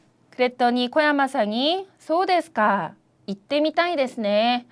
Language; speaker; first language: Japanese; non-native, fluent; Korean